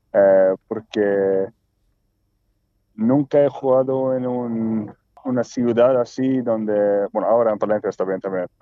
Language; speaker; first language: Spanish; non-native, fluent; Swedish